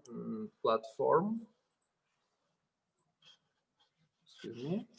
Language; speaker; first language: English; non-native, learner; Russian